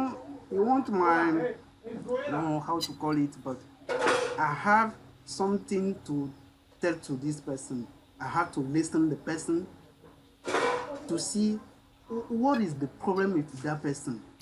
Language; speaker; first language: English; non-native, learner; French